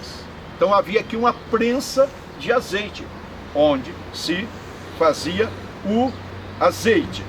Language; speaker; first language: Portuguese; native; Portuguese